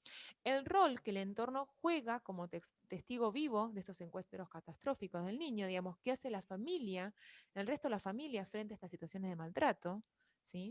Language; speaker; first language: Spanish; native; Spanish